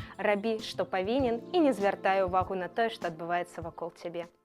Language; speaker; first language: Belarusian; native; Belarusian